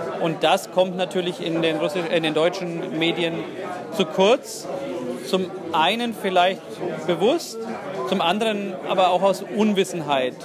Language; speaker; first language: German; native; German